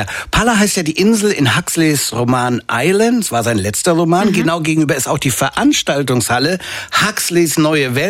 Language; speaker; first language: German; native; German